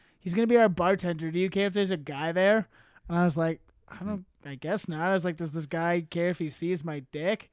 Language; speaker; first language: English; native; English